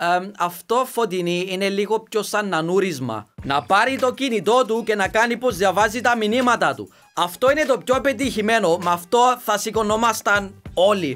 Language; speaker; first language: Greek; native; Greek